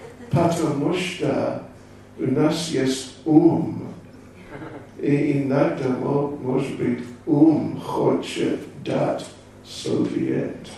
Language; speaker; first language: Russian; non-native, learner; English